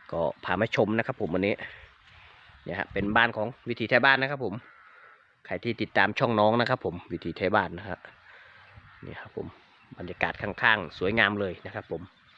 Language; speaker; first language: Thai; native; Thai